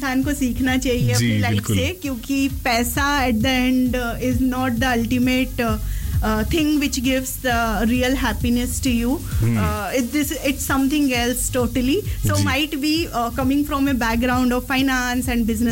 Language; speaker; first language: Hindi; native; Hindi